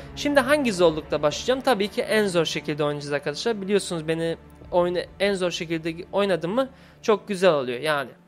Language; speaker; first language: Turkish; early bilingual, heritage; Turkish